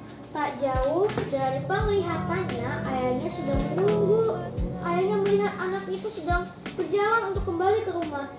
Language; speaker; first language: Indonesian; native; Indonesian